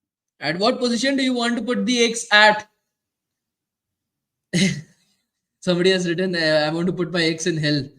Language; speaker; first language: English; non-native, local second language; Hindi